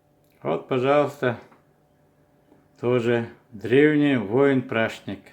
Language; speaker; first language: Russian; non-native, local second language; Chechen